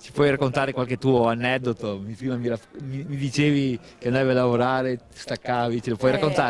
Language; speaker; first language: Italian; native; Italian